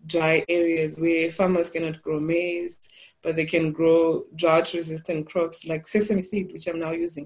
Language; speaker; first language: English; non-native, local second language; Shona